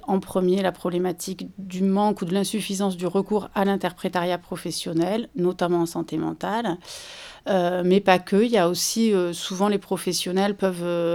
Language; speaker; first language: French; native; French